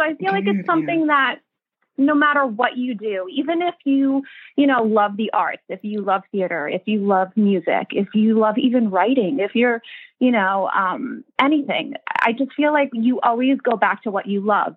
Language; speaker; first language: English; native; English